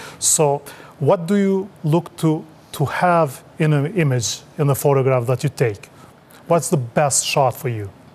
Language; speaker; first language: English; non-native, fluent; Albanian